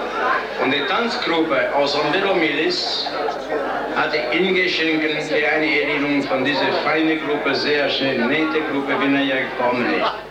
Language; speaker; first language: German; non-native, learner; Italian